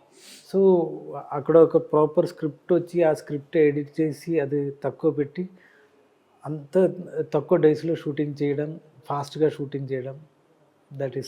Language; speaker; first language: Telugu; non-native, learner; Malayalam